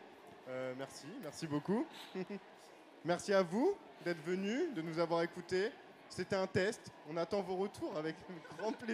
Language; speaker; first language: French; native; French